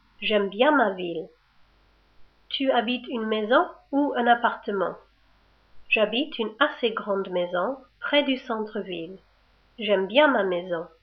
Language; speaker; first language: French; non-native, learner; English